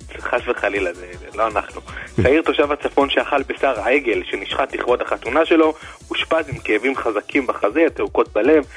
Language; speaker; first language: Hebrew; native; Hebrew